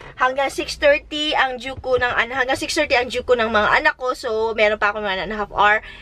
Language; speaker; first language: Filipino; native; Filipino